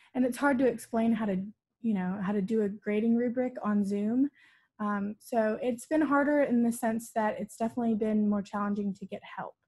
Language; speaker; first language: English; native; English